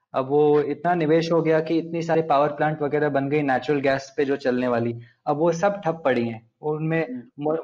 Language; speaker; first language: Hindi; non-native, local second language; Telugu